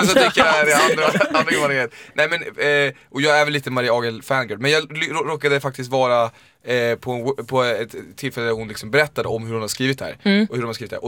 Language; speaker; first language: Swedish; native; Swedish